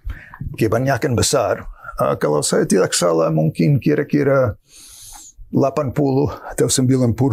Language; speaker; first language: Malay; non-native, fluent; English